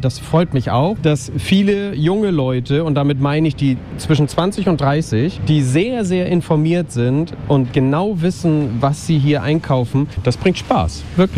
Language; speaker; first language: German; native; German